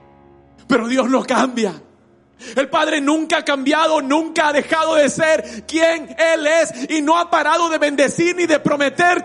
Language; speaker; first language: Spanish; native; Spanish